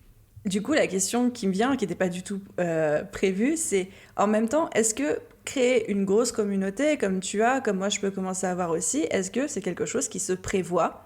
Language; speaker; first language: French; native; French